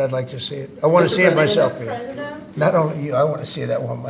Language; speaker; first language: English; native; English